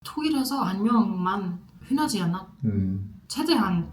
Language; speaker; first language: Korean; non-native, fluent; German